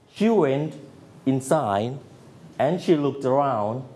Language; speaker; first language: English; non-native, fluent; Thai